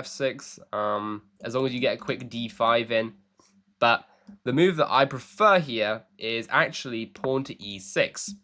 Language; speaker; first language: English; native; English